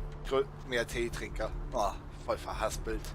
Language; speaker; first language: German; native; German